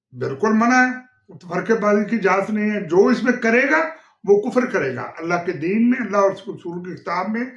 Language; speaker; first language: Urdu; non-native, local second language; Punjabi